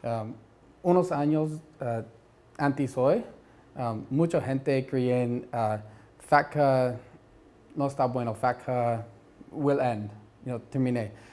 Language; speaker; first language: Spanish; non-native, learner; English